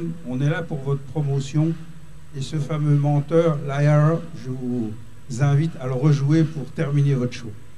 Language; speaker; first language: French; native; French